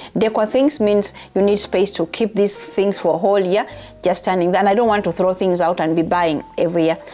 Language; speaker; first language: English; non-native, local second language; Ganda